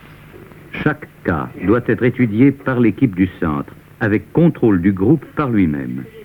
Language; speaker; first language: French; native; French